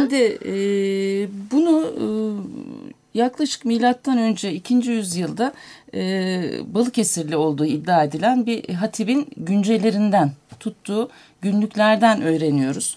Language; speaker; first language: Turkish; native; Turkish